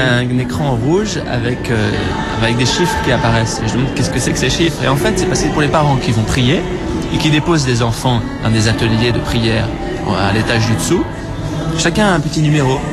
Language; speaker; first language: French; native; French